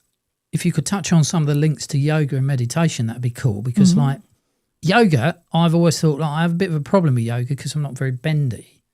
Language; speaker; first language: English; native; English